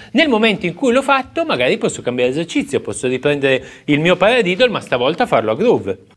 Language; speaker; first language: Italian; native; Italian